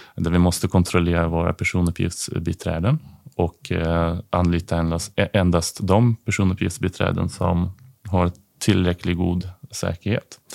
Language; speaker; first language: Swedish; non-native, fluent; Ukrainian